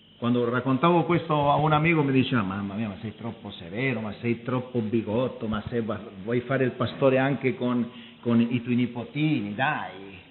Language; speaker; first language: Italian; early bilingual, heritage; Italian